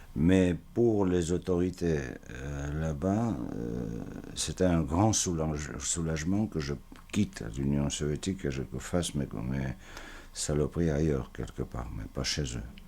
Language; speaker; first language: French; non-native, fluent; Georgian